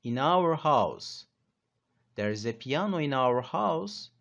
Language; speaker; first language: English; non-native, fluent; Turkish